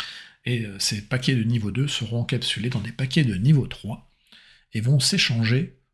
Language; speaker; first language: French; native; French